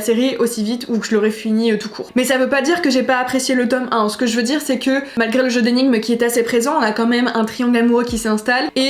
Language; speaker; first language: French; native; French